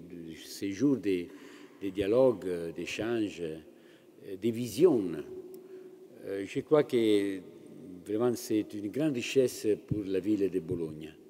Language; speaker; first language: French; non-native, fluent; Italian